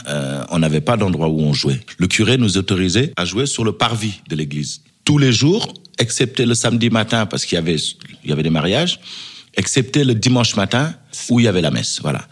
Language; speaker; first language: French; early bilingual, other home language; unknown